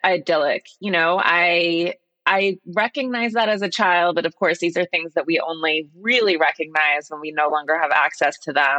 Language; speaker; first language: English; native; English